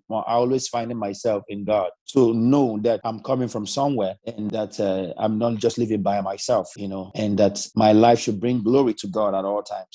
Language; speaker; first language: English; non-native, local second language; Igbo